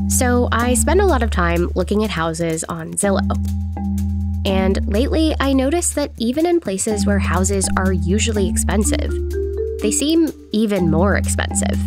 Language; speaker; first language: English; native; English